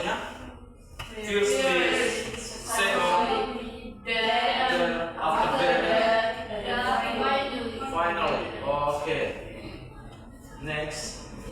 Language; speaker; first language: English; non-native, learner; Indonesian